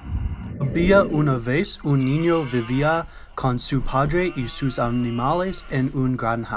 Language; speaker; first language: Spanish; non-native, learner; English